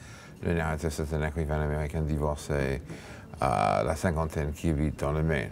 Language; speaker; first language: French; non-native, fluent; English